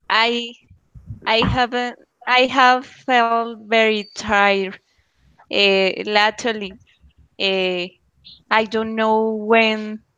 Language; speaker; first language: English; non-native, learner; Spanish